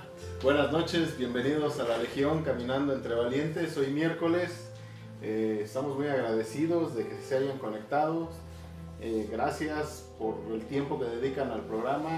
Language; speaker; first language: Spanish; native; Spanish